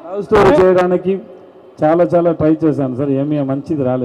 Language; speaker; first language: Telugu; non-native, learner; Tamil